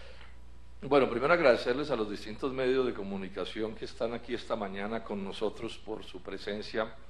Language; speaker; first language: Spanish; native; Spanish